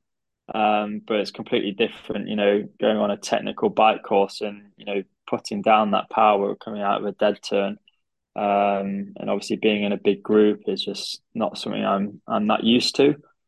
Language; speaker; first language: English; native; English